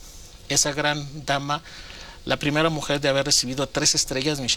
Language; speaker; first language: Spanish; non-native, fluent; Greek